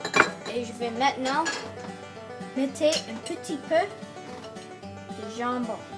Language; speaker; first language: French; non-native, learner; English